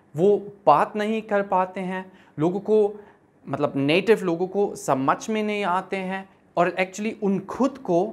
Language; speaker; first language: Hindi; non-native, fluent; German